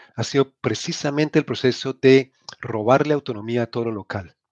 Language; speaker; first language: Spanish; native; Spanish